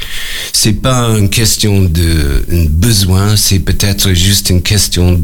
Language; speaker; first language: French; non-native, learner; English